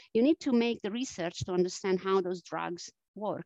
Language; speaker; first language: English; non-native, fluent; Italian